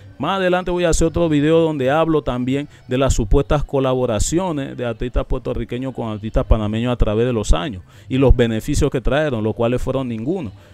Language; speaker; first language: Spanish; non-native, local second language; English